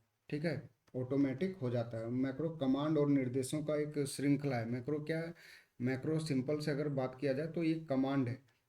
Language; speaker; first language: Hindi; native; Hindi